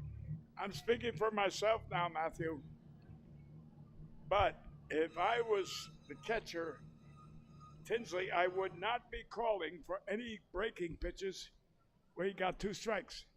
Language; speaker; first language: English; native; English